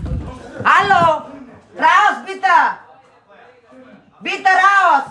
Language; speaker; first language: German; non-native, learner; Indonesian